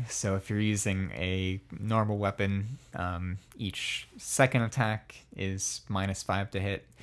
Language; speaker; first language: English; native; English